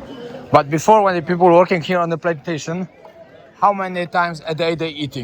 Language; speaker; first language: English; non-native, learner; Polish